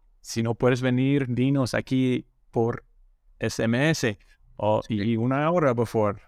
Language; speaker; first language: Spanish; non-native, learner; English